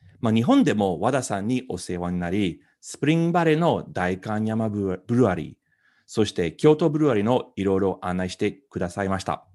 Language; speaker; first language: Japanese; non-native, fluent; English